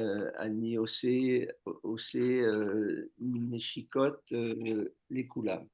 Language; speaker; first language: Hebrew; non-native, learner; French